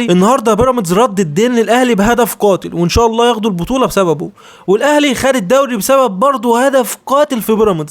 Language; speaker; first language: Arabic; native; Arabic